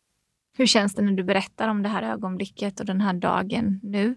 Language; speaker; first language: Swedish; native; Swedish